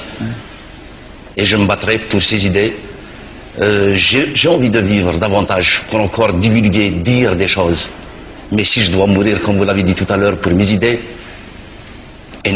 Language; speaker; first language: French; non-native, local second language; Kabyle